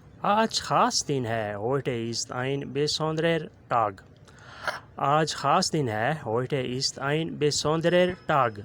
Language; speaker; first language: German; non-native, learner; Urdu